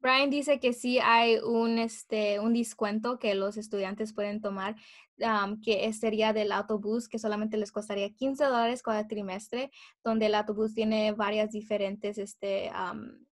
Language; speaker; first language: Spanish; early bilingual, heritage; Spanish